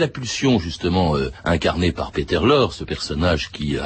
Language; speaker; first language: French; native; French